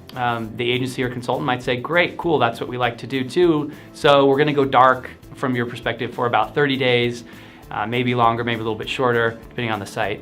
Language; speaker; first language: English; native; English